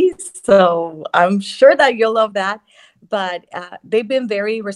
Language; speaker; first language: English; non-native, fluent; Spanish